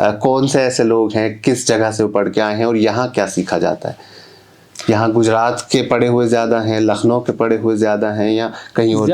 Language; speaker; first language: Urdu; non-native, local second language; Kashmiri